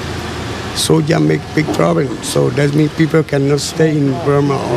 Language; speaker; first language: English; non-native, learner; Burmese